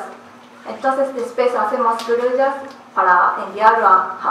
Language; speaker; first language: Spanish; non-native, learner; Japanese